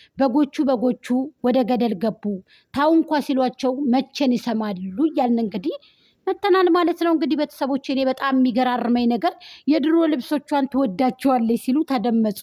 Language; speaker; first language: Amharic; native; Amharic